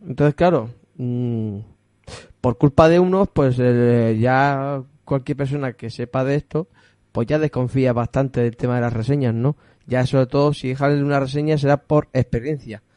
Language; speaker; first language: Spanish; native; Spanish